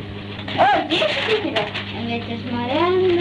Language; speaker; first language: Russian; native; Russian